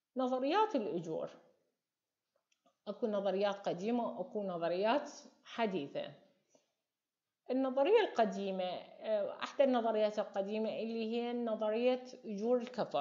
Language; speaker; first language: Arabic; native; Arabic